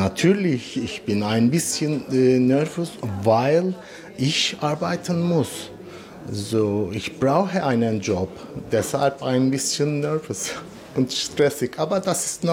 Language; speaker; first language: German; non-native, learner; Turkish